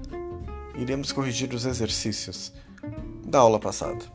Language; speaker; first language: Portuguese; native; Portuguese